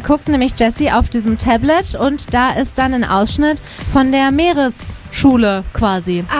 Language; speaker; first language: German; native; German